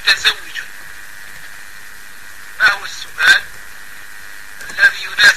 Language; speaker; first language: Arabic; non-native, fluent; French